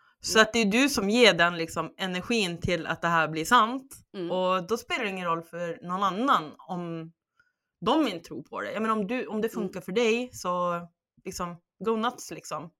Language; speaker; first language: Swedish; native; Swedish